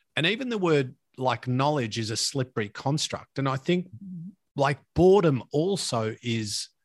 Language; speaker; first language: English; native; English